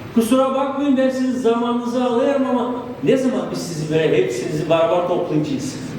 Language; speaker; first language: Turkish; non-native, fluent; Romanian